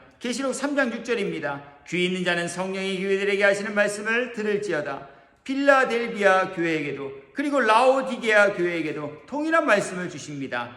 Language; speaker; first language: Korean; native; Korean